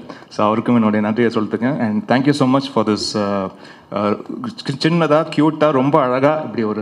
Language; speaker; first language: Tamil; native; Tamil